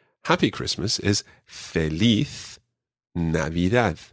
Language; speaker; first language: Spanish; non-native, fluent; English